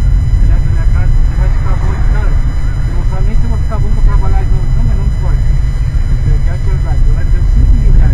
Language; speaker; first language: Portuguese; native; Portuguese